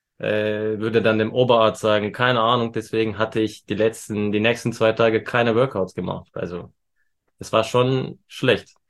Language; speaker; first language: German; early bilingual, other home language; Turkish